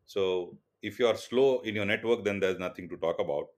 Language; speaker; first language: English; non-native, local second language; Tulu